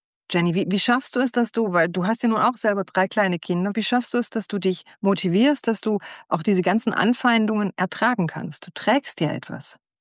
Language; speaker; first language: German; native; German